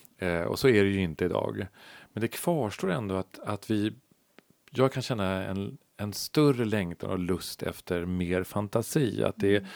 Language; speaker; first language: Swedish; native; Swedish